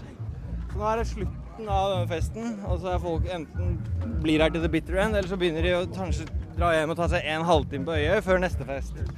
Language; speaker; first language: Norwegian; native; Norwegian